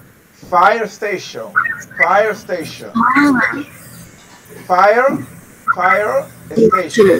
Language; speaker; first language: English; non-native, fluent; Spanish